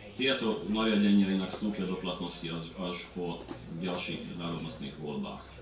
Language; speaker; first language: Slovak; early bilingual, heritage; Slovak